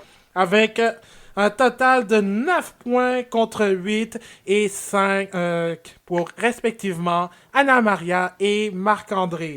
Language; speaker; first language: French; native; French